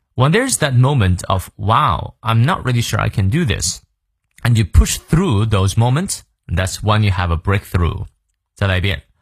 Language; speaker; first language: English; non-native, fluent; Chinese